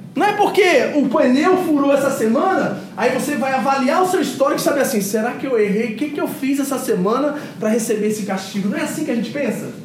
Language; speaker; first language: Portuguese; early bilingual, other home language; English